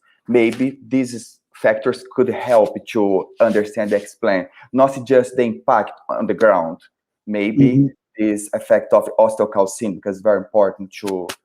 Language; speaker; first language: English; non-native, fluent; Portuguese